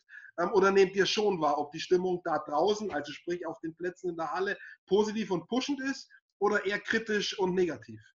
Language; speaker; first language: German; native; German